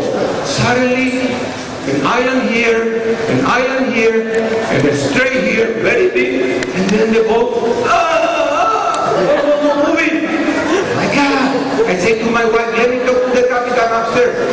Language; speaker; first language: English; non-native, fluent; Spanish